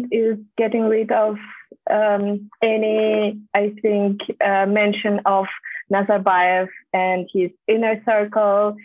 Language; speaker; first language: English; non-native, fluent; Kazakh